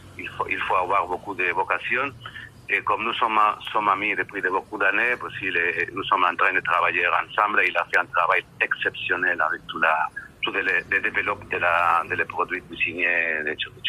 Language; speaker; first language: French; non-native, learner; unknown